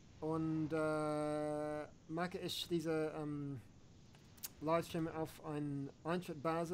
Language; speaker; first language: German; non-native, learner; English